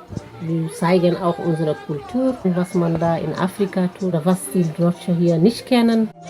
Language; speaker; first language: German; non-native, fluent; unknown